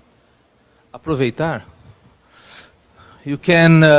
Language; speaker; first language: English; non-native, learner; Portuguese